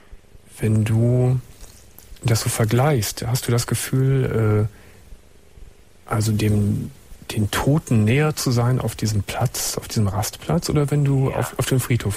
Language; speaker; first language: German; native; German